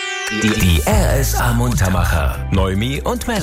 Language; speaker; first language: German; native; German